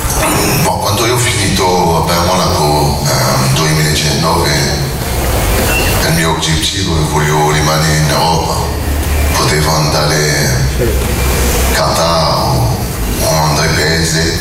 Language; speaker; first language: Italian; non-native, learner; French